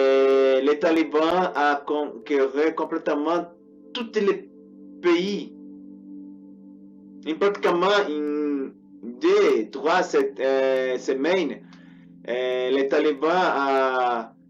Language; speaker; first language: French; non-native, learner; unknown